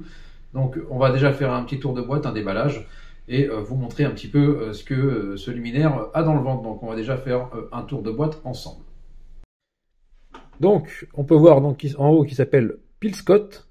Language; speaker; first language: French; native; French